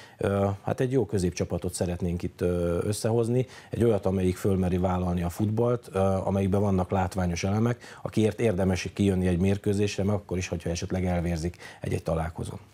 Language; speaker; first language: Hungarian; native; Hungarian